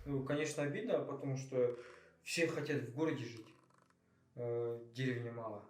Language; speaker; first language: Russian; non-native, local second language; Kazakh